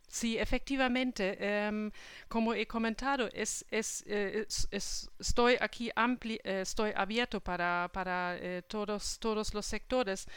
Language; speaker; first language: Spanish; non-native, fluent; German